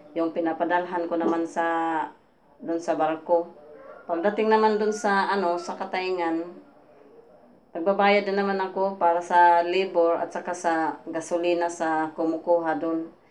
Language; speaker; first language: Filipino; non-native, local second language; Masbatenyo